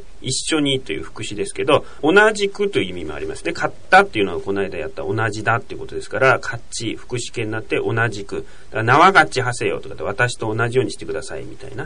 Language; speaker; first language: Japanese; native; Japanese